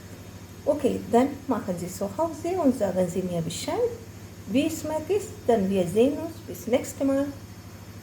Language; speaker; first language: German; non-native, learner; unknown